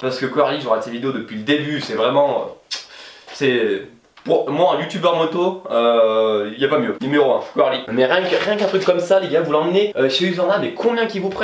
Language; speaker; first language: French; native; French